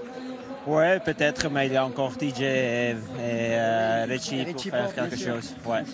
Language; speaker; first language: French; non-native, learner; Dutch